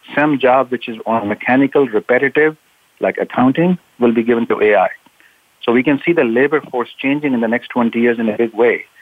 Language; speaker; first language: English; non-native, local second language; Urdu